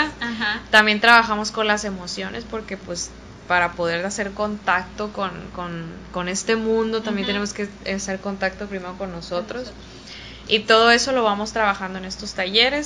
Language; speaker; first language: Spanish; native; Spanish